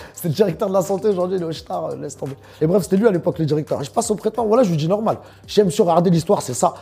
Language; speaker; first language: French; early bilingual, other home language; Arabic